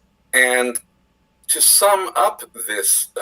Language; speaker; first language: English; native; English